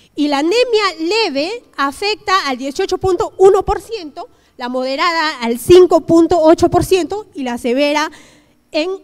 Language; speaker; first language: Spanish; native; Spanish